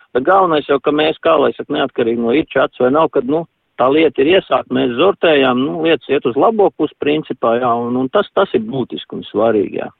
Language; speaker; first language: Latvian; native; Latvian